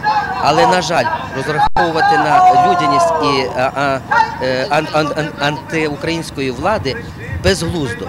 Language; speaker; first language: Ukrainian; native; Ukrainian